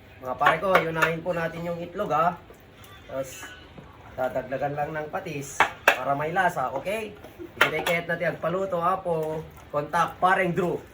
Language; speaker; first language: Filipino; non-native, local second language; Iloko